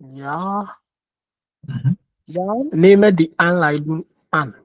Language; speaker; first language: German; non-native, learner; Akan